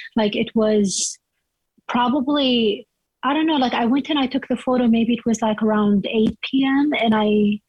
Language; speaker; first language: English; non-native, fluent; Arabic